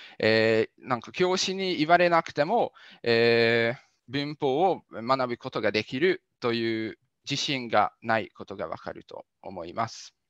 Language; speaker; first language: Japanese; non-native, fluent; Hungarian